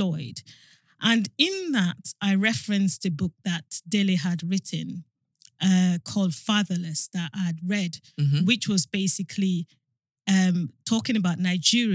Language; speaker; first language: English; non-native, local second language; Yoruba